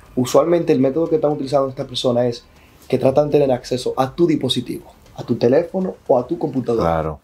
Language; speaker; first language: Spanish; native; Spanish